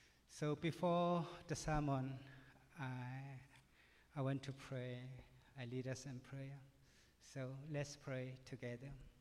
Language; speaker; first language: English; non-native, learner; Burmese